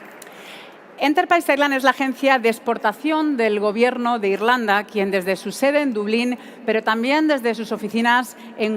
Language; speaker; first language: Spanish; native; Spanish